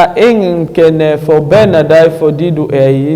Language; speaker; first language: Danish; non-native, learner; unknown